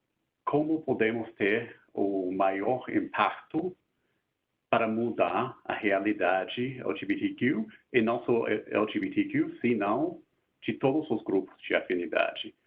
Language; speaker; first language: Portuguese; non-native, fluent; English